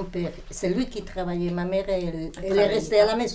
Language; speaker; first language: French; non-native, fluent; Spanish